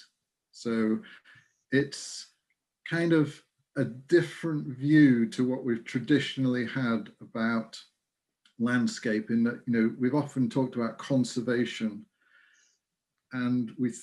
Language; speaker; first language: English; native; English